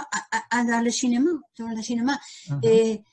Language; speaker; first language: French; non-native, learner; Spanish